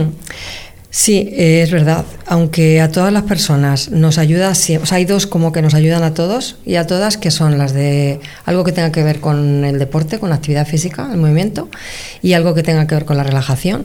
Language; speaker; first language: Spanish; native; Spanish